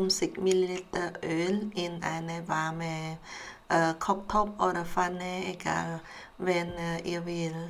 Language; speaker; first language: German; non-native, learner; Khmer